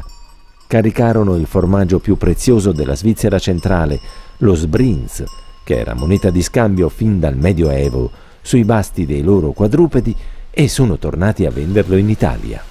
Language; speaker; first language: Italian; native; Italian